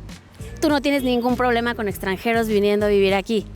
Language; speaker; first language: Spanish; native; Spanish